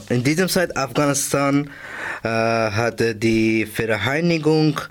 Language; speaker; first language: German; non-native, learner; Persian